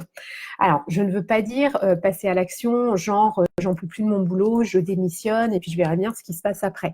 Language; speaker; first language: French; native; French